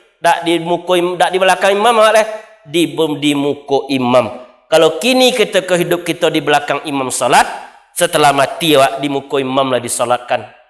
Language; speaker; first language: Malay; non-native, local second language; Minangkabau